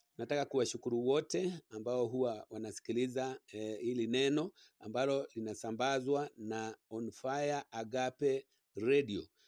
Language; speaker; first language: Swahili; native; Swahili